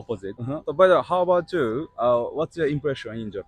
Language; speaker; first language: English; non-native, learner; Japanese